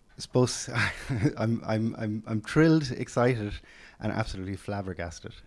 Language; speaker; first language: English; native; English